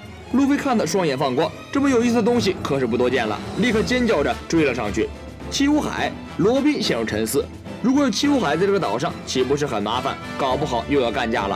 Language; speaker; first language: Chinese; native; Chinese